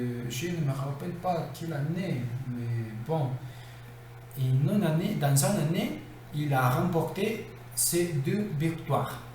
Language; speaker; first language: French; non-native, learner; Spanish